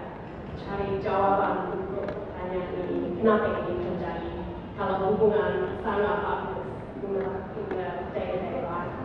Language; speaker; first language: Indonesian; non-native, fluent; English